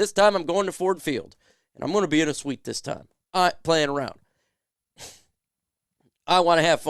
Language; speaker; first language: English; native; English